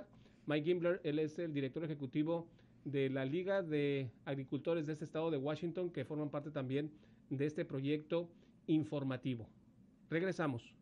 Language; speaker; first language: Spanish; native; Spanish